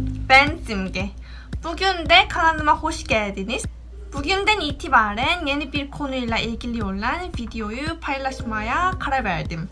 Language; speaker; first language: Turkish; non-native, fluent; Korean